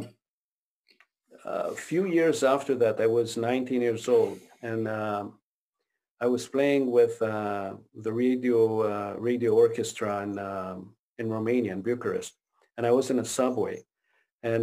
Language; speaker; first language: English; non-native, fluent; Romanian